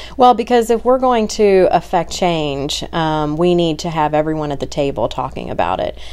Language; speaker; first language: English; native; English